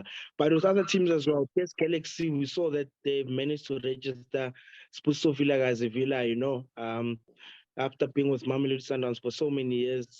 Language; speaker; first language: English; non-native, local second language; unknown